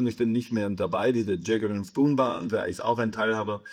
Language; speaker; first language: German; non-native, fluent; English